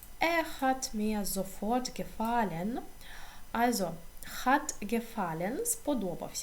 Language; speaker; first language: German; non-native, fluent; Ukrainian